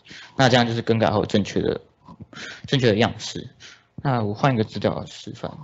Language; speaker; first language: Chinese; native; Chinese